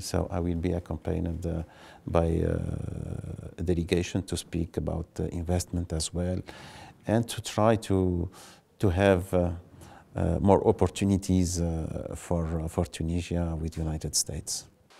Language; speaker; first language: English; non-native, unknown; Arabic